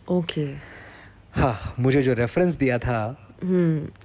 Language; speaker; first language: Hindi; native; Hindi